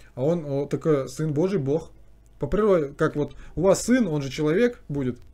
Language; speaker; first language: Russian; native; Russian